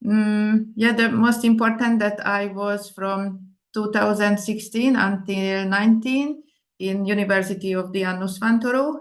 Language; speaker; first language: English; non-native, fluent; Indonesian